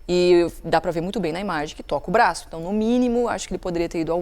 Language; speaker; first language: Portuguese; native; Portuguese